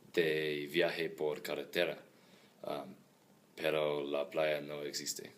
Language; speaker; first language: Spanish; non-native, learner; English